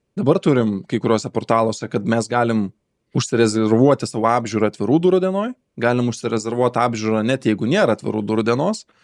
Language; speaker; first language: Lithuanian; native; Lithuanian